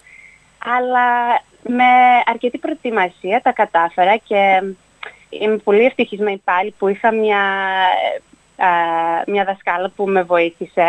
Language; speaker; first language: Greek; early bilingual, heritage; Greek